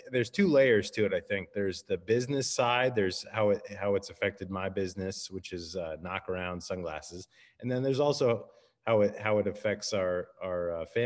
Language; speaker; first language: English; native; English